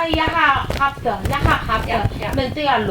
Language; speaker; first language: Danish; non-native, learner; Chinese